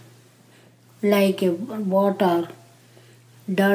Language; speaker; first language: English; non-native, local second language; Gujarati